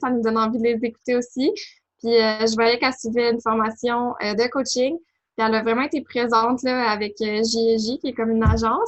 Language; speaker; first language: French; native; French